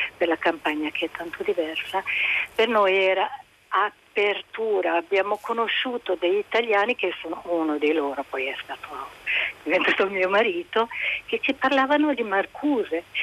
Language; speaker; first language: Italian; non-native, fluent; Hungarian